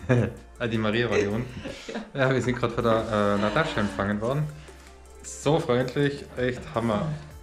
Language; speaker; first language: German; native; German